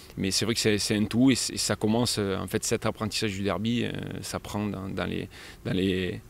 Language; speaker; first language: French; native; French